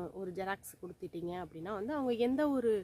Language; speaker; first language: Tamil; native; Tamil